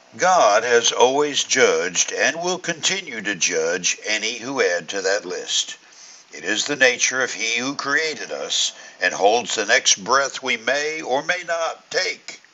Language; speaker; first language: English; native; English